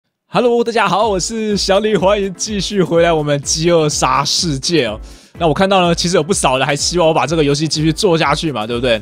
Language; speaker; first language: Chinese; native; Chinese